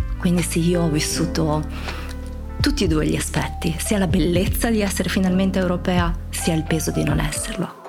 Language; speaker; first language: Italian; early bilingual, other home language; Croatian